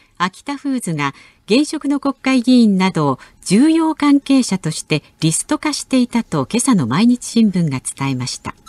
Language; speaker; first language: Japanese; native; Japanese